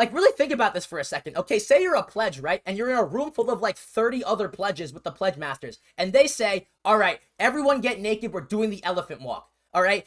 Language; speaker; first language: English; native; English